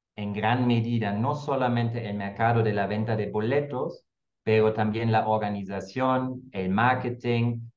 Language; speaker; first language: Spanish; non-native, fluent; German